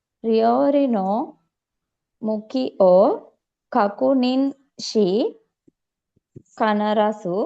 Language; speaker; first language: Japanese; non-native, learner; Sinhala